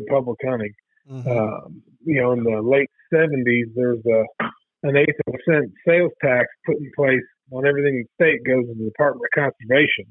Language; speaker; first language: English; native; English